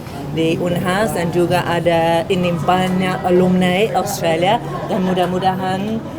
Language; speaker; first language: Indonesian; non-native, fluent; English